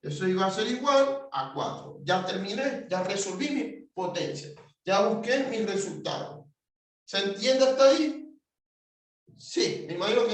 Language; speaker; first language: Spanish; native; Spanish